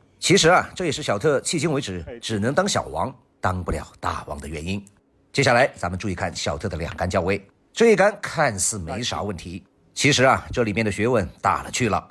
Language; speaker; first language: Chinese; native; Chinese